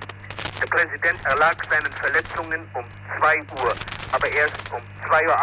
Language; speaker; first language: German; native; German